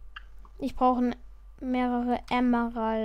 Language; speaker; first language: German; native; German